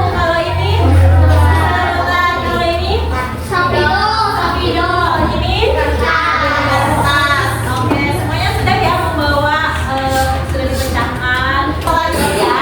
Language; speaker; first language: Indonesian; native; Indonesian